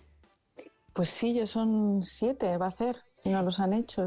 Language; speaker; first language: Spanish; native; Spanish